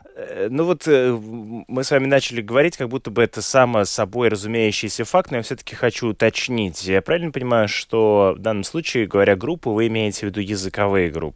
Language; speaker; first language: Russian; native; Russian